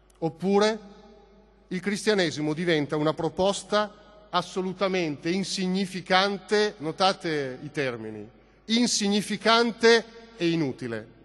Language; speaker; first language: Italian; native; Italian